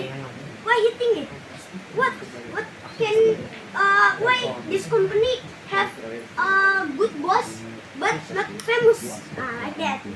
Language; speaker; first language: English; non-native, learner; Indonesian